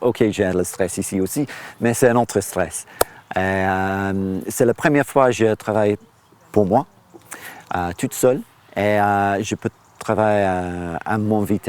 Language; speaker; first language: French; non-native, learner; English